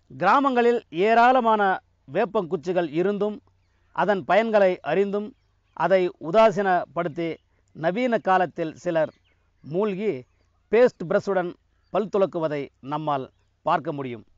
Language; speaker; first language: Tamil; native; Tamil